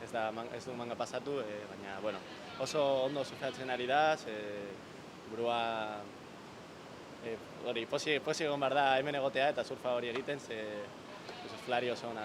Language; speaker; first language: Basque; non-native, local second language; Spanish